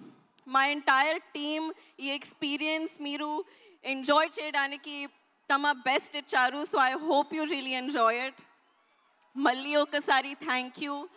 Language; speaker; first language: Telugu; non-native, learner; Hindi